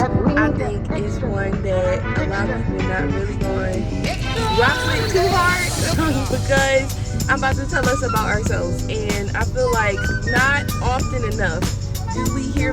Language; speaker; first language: English; native; English